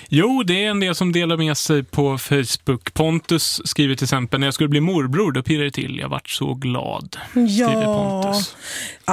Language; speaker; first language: Swedish; native; Swedish